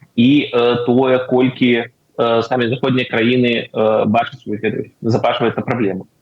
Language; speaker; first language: Belarusian; native; Belarusian